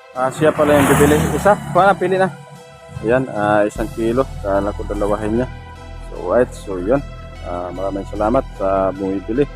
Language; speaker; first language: Filipino; non-native, local second language; Cebuano